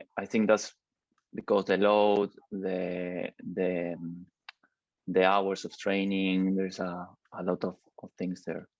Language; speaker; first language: English; non-native, learner; Spanish